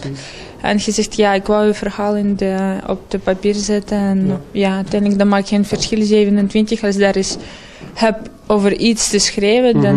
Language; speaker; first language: Dutch; non-native, learner; Russian